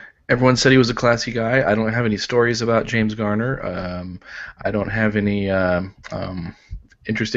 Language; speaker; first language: English; native; English